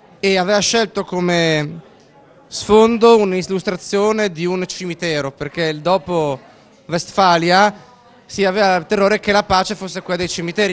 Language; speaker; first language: Italian; native; Italian